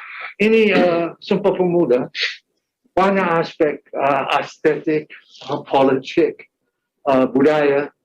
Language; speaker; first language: Indonesian; non-native, fluent; English